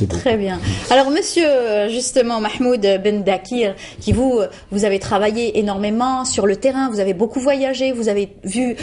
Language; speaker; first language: French; native; French